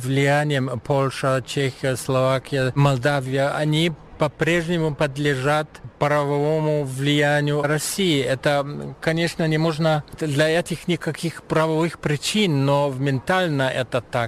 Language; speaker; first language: Russian; non-native, fluent; German